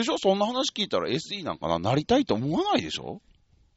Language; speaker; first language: Japanese; native; Japanese